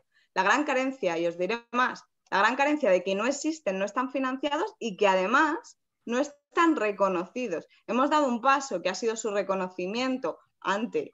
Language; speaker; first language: Spanish; native; Spanish